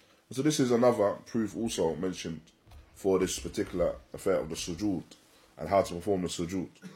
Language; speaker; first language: English; native; English